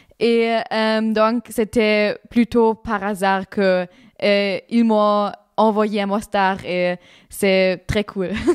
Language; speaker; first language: French; non-native, fluent; German